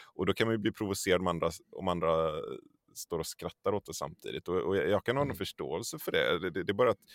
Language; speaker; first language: Swedish; native; Swedish